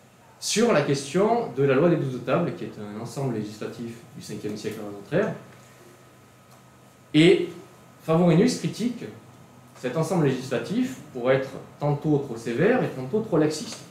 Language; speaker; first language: French; native; French